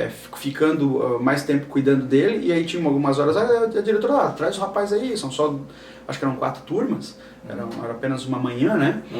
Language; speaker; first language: Portuguese; native; Portuguese